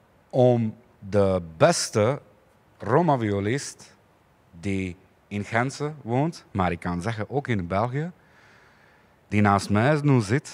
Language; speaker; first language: Dutch; non-native, fluent; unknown